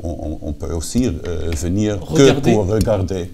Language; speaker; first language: French; non-native, fluent; Dutch